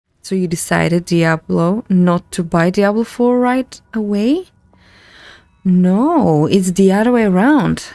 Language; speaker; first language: English; non-native, fluent; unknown